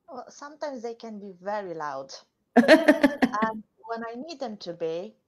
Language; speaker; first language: English; non-native, fluent; Romanian